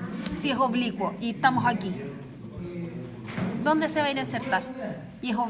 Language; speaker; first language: Spanish; native; Spanish